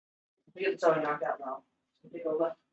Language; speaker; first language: English; native; English